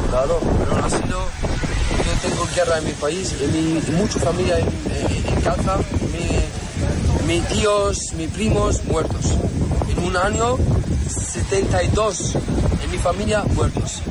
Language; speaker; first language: Spanish; non-native, learner; Arabic